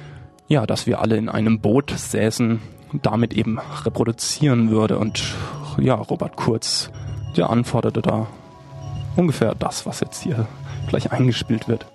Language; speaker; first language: German; native; German